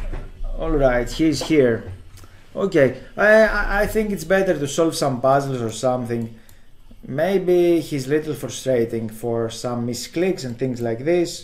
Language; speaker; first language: English; non-native, fluent; Greek